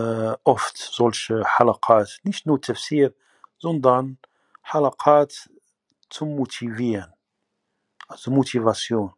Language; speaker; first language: German; non-native, fluent; Arabic